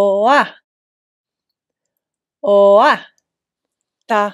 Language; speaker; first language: Greek; non-native, fluent; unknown